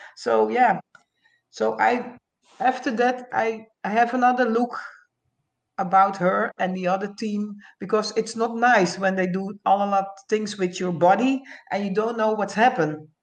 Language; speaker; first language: English; non-native, learner; Dutch